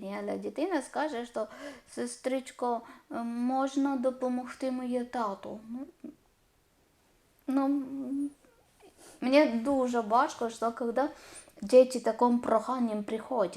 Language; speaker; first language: Ukrainian; non-native, learner; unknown